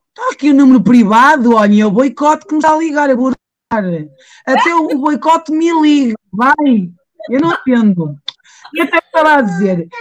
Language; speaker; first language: Portuguese; native; Portuguese